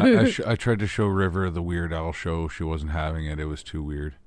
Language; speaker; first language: English; native; English